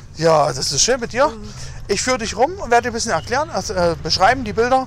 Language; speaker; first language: German; native; German